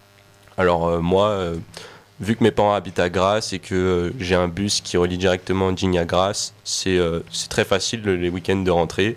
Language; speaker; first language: French; native; French